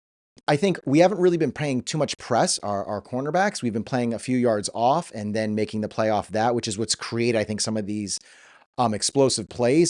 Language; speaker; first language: English; native; English